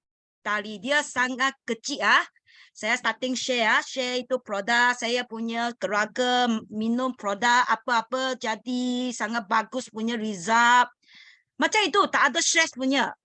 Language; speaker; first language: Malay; non-native, learner; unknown